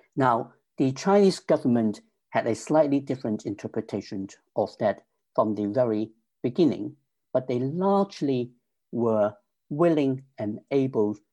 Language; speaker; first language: English; non-native, local second language; Cantonese